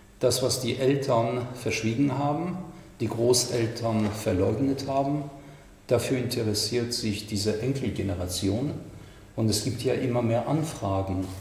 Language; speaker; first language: German; non-native, fluent; French